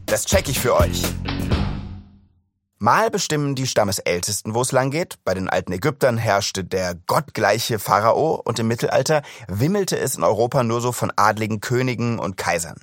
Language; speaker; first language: German; native; German